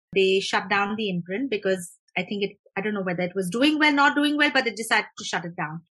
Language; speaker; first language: English; non-native, local second language; Hindi